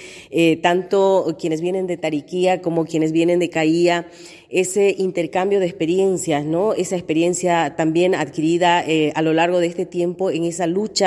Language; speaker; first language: Spanish; native; Spanish